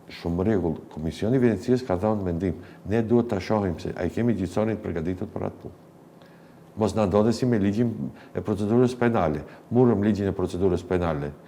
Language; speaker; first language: Albanian; native; Albanian